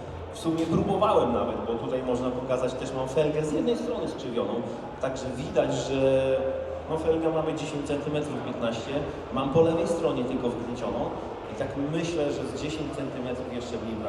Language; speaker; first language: Polish; native; Polish